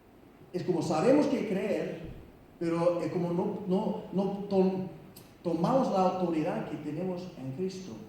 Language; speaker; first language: Spanish; non-native, fluent; Icelandic